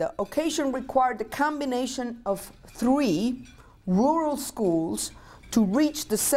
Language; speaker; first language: English; non-native, fluent; Spanish